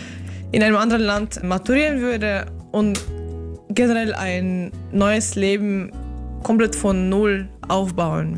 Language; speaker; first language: German; non-native, fluent; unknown